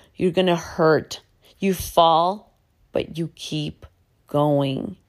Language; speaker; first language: English; early bilingual, other home language; Spanish